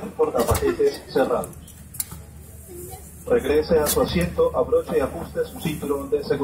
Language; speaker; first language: Spanish; native; Spanish